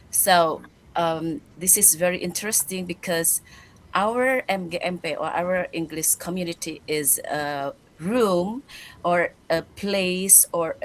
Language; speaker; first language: English; non-native, learner; Indonesian